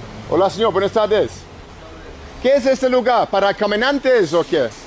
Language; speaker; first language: Spanish; non-native, learner; English